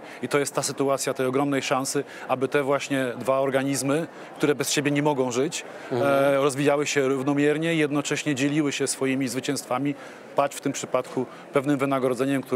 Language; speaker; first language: Polish; native; Polish